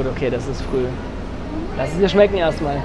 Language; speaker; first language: German; native; German